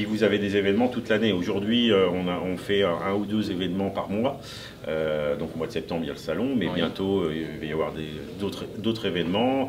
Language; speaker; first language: French; native; French